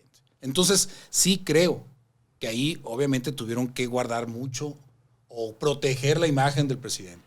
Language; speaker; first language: Spanish; native; Spanish